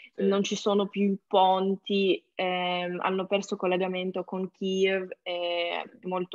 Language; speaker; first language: Italian; non-native, fluent; Ukrainian